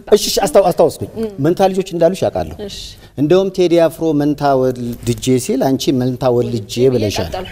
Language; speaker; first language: Amharic; native; Amharic